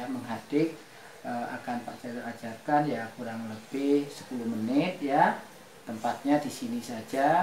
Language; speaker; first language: Indonesian; native; Indonesian